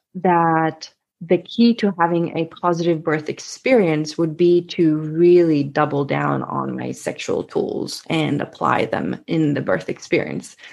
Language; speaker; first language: English; non-native, fluent; Swedish